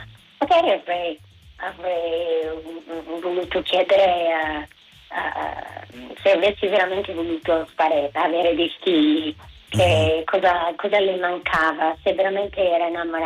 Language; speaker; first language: Italian; non-native, fluent; English